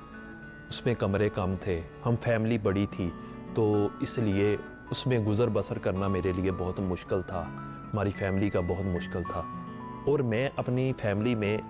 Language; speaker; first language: Hindi; non-native, local second language; Punjabi